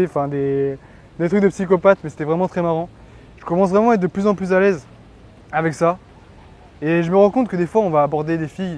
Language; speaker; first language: French; native; French